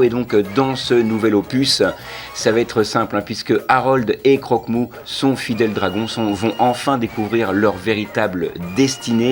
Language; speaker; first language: French; native; French